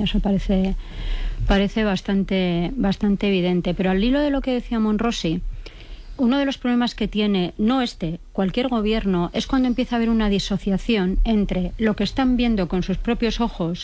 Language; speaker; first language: Spanish; native; Spanish